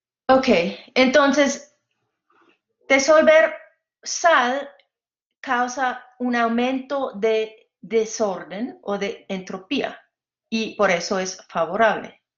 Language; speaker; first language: Spanish; non-native, fluent; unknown